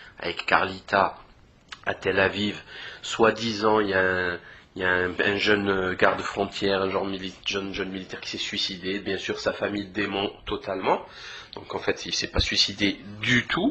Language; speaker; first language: French; native; French